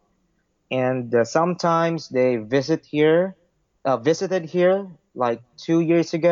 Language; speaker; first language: English; non-native, local second language; Filipino